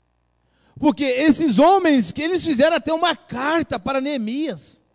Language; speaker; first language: Portuguese; native; Portuguese